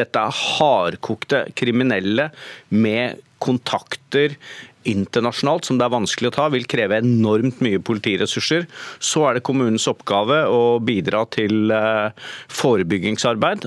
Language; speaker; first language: Norwegian; native; Norwegian